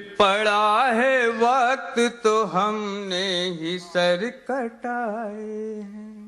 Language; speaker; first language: Urdu; native; Urdu